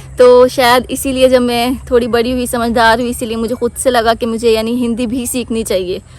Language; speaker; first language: Urdu; native; Urdu